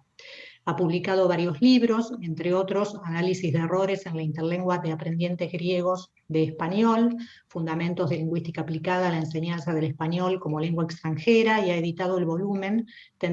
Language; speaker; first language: Spanish; native; Spanish